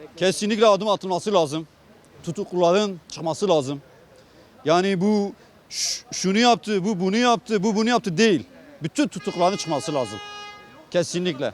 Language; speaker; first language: Turkish; non-native, local second language; Kurdish